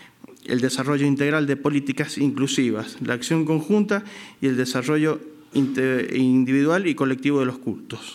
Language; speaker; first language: Spanish; native; Spanish